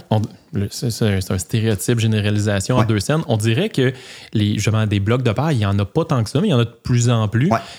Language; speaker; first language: French; native; French